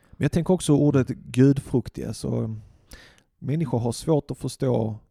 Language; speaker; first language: Swedish; early bilingual, other home language; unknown